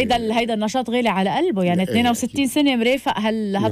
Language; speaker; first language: Arabic; native; Arabic